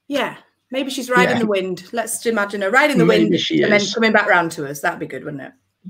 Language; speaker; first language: English; native; English